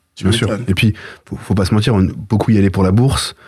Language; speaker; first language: French; native; French